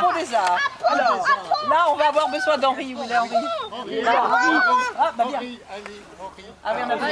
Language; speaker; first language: French; native; French